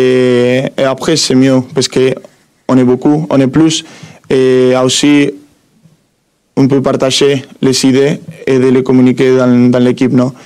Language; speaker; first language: French; non-native, fluent; Spanish